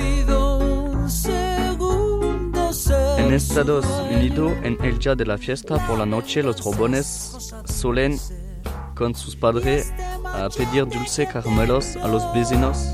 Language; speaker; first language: Spanish; non-native, learner; French